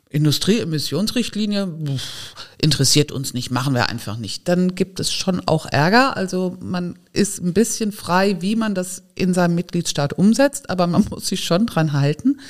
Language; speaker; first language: German; native; German